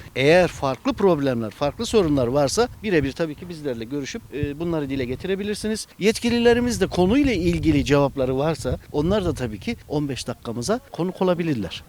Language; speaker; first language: Turkish; native; Turkish